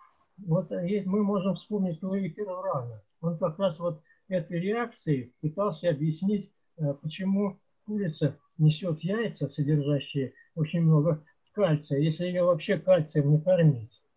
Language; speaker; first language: Russian; native; Russian